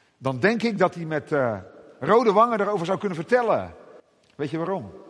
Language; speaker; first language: Dutch; native; Dutch